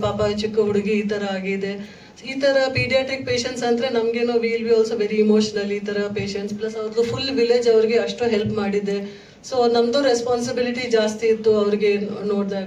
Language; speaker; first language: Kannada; non-native, local second language; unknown